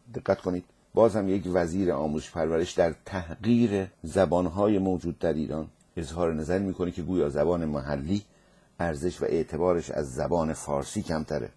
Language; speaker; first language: Persian; non-native, local second language; Azerbaijani